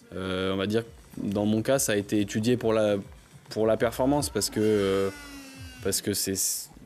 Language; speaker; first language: French; native; French